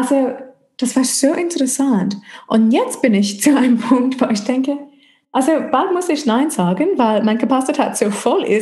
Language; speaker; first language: German; non-native, fluent; English